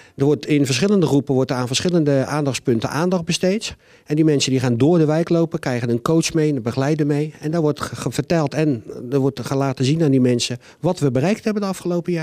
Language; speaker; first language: Dutch; native; Dutch